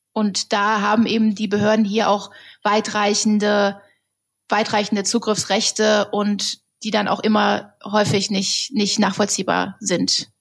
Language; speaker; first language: German; native; German